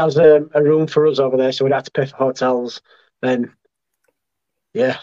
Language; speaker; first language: English; native; English